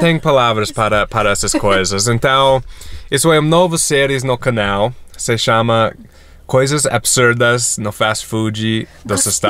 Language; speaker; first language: Portuguese; non-native, fluent; English